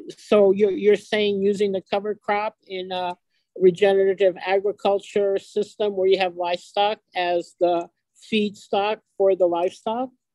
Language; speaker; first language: English; early bilingual, other home language; Ukrainian